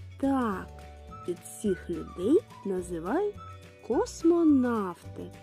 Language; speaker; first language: Ukrainian; native; Ukrainian